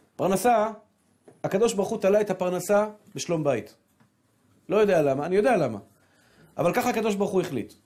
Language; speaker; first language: Hebrew; native; Hebrew